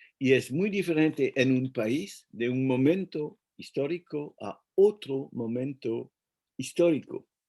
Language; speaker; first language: Spanish; non-native, fluent; French